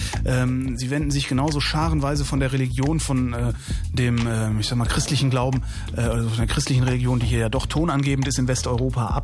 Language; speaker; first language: German; native; German